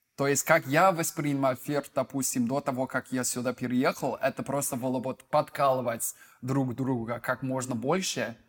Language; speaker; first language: Russian; non-native, fluent; English